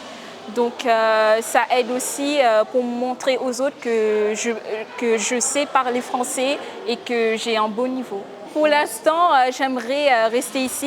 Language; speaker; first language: French; non-native, local second language; Morisyen